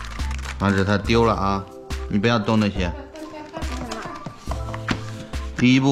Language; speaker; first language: Chinese; native; Chinese